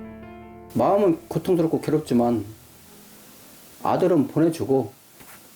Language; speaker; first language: Korean; native; Korean